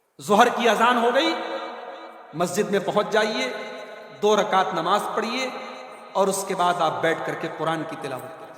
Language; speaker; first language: Urdu; native; Urdu